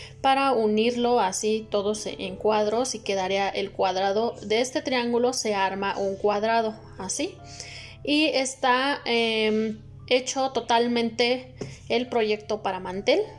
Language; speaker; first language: Spanish; native; Spanish